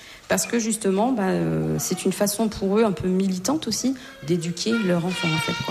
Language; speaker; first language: French; native; French